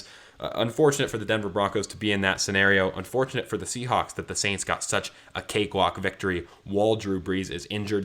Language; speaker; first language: English; native; English